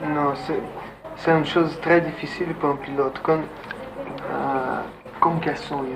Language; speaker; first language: French; non-native, learner; Portuguese